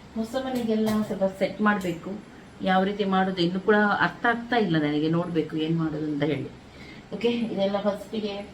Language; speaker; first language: Kannada; native; Kannada